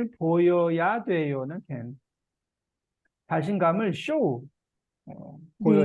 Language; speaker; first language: Korean; native; Korean